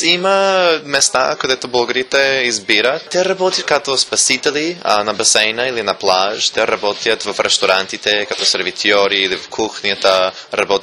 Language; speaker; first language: Bulgarian; non-native, fluent; English